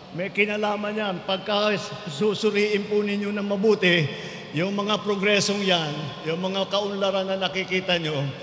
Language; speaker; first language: Filipino; non-native, local second language; Iloko